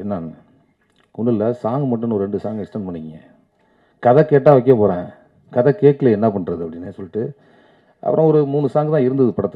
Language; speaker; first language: Tamil; native; Tamil